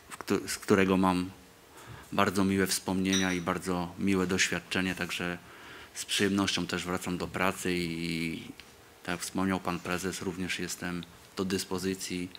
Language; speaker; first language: Polish; native; Polish